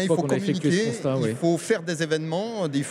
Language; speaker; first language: French; native; French